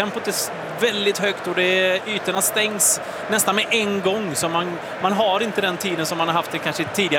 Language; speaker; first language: Swedish; native; Swedish